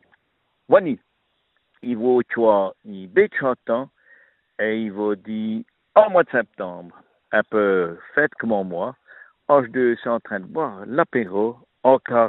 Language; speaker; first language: French; native; French